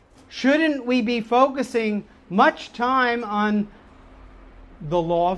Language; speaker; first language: English; native; English